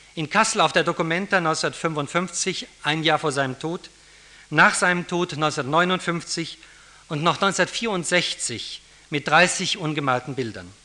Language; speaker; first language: German; native; German